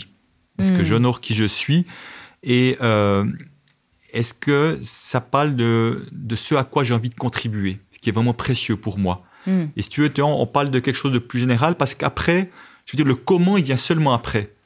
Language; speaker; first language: French; native; French